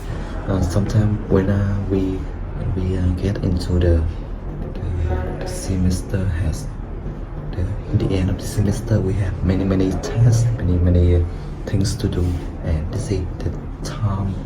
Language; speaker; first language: English; non-native, learner; Vietnamese